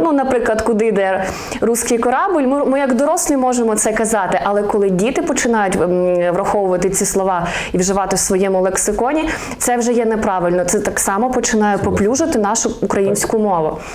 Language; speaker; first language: Ukrainian; native; Ukrainian